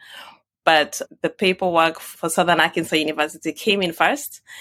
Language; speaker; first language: English; non-native, local second language; Swahili